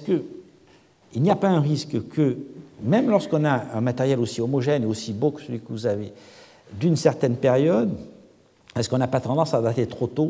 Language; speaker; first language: French; native; French